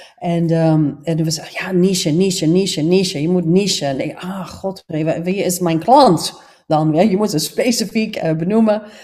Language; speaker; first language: Dutch; non-native, fluent; English